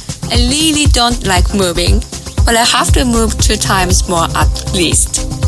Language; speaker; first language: English; non-native, learner; Japanese